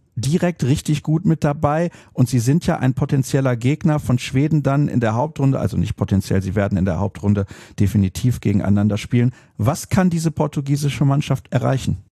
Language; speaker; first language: German; native; German